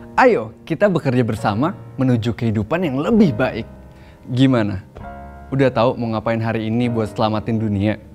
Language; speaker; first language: Indonesian; native; Indonesian